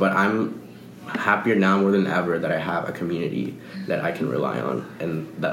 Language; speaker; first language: English; early bilingual, other home language; Spanish